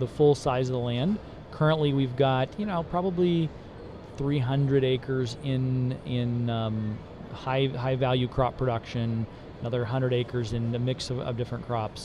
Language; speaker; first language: English; native; English